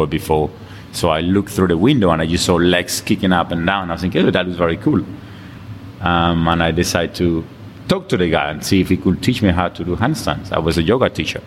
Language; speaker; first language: English; non-native, fluent; Spanish